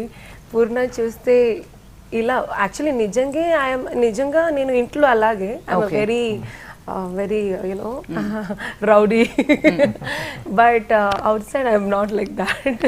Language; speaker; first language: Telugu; non-native, learner; Malayalam